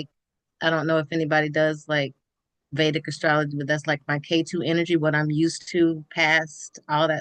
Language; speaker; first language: English; native; English